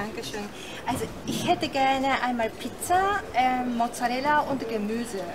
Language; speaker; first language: German; non-native, fluent; Japanese